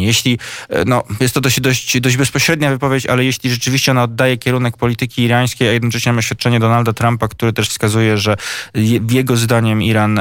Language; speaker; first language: Polish; native; Polish